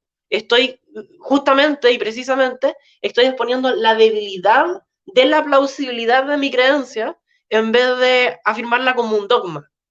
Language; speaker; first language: Spanish; native; Spanish